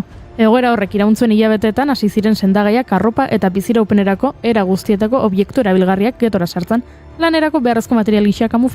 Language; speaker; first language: Basque; native; Basque